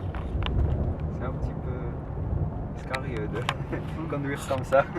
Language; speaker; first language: French; non-native, learner; Polish